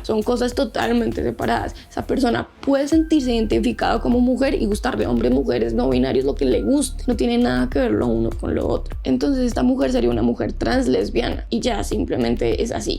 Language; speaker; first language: Spanish; native; Spanish